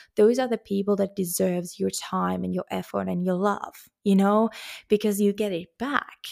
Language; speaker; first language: English; non-native, fluent; Finnish